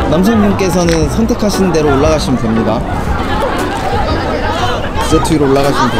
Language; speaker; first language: Korean; native; Korean